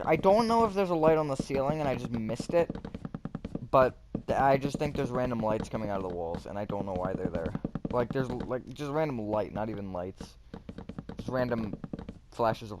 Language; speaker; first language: English; native; English